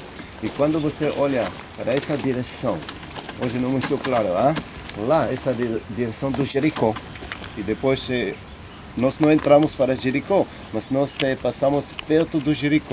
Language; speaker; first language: Portuguese; non-native, learner; Hebrew